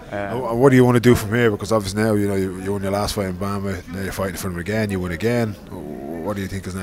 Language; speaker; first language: English; native; English